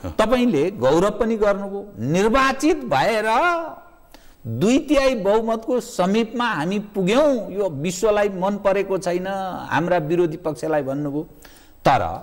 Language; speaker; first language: Nepali; native; Nepali